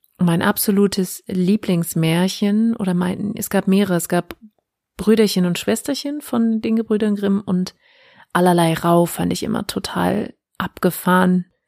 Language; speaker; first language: German; native; German